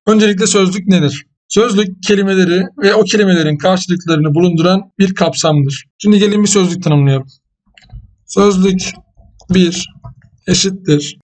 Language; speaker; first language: Turkish; native; Turkish